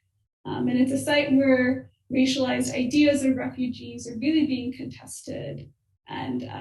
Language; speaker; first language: English; native; English